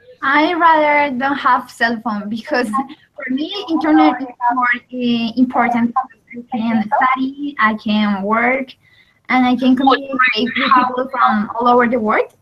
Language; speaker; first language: English; non-native, learner; Spanish